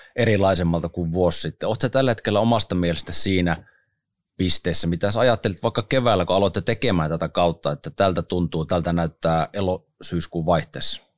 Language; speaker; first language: Finnish; native; Finnish